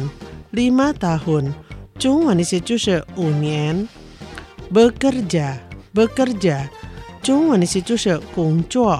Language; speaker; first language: Chinese; non-native, learner; Indonesian